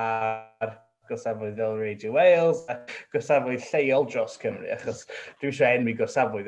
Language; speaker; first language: Welsh; non-native, local second language; English